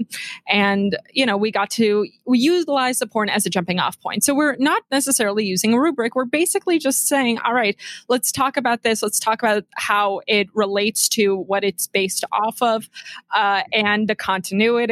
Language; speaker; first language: English; native; English